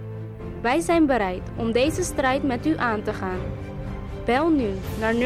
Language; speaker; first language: Dutch; native; Dutch